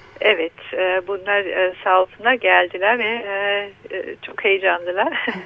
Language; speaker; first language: Turkish; non-native, learner; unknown